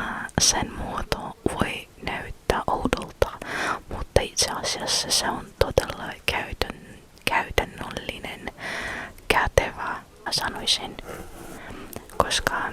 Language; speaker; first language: Finnish; non-native, fluent; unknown